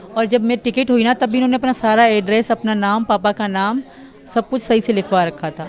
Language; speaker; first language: Urdu; non-native, local second language; Sindhi